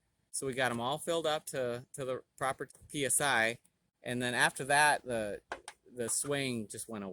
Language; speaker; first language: English; native; English